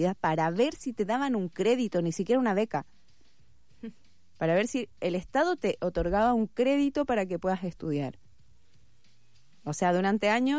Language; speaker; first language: Spanish; native; Spanish